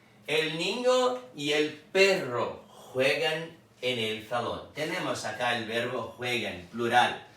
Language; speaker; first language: Spanish; non-native, fluent; Portuguese